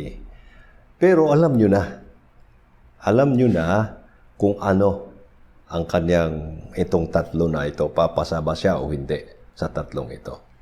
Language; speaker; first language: Filipino; non-native, local second language; Cebuano